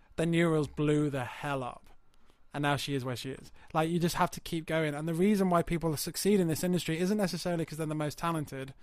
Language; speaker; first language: English; native; English